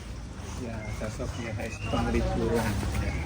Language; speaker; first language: German; non-native, learner; Balinese